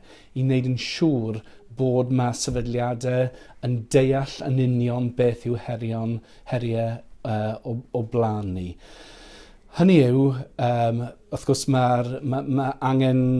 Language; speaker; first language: Welsh; non-native, fluent; English